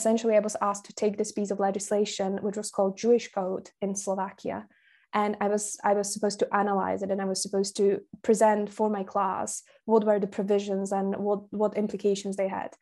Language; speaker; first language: English; non-native, fluent; Slovak